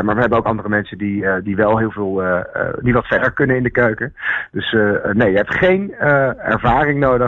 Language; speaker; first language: Dutch; native; Dutch